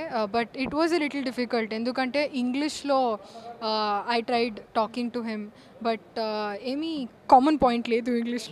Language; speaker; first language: Telugu; non-native, learner; Kannada